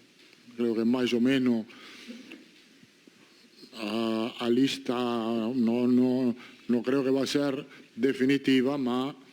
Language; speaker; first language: Portuguese; non-native, learner; Italian